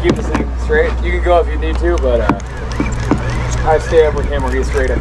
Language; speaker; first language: English; native; English